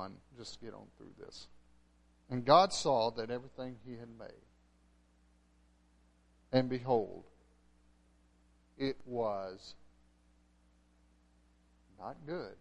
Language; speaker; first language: English; native; English